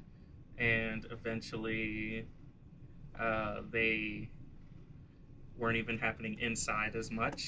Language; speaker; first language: English; native; English